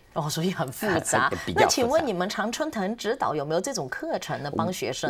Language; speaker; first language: Chinese; native; Chinese